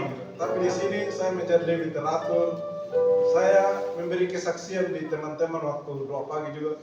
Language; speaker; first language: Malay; non-native, local second language; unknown